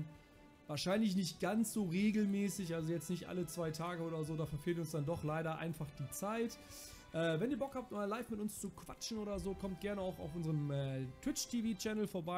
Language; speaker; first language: German; native; German